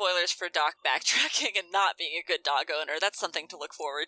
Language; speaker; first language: English; native; English